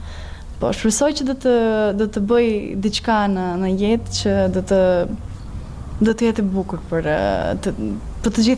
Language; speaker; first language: Albanian; non-native, fluent; Serbian